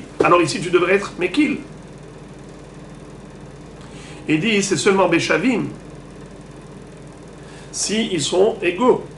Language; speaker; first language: French; native; French